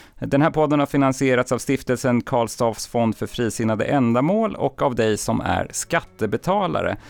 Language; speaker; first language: Swedish; native; Swedish